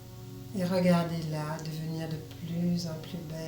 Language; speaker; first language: French; native; French